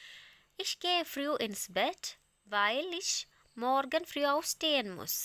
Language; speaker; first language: German; non-native, fluent; Malayalam